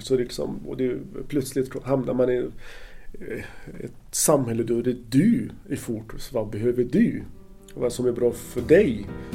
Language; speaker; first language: Swedish; non-native, fluent; Arabic